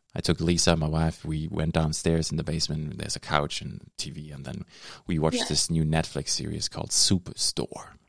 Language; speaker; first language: English; non-native, fluent; German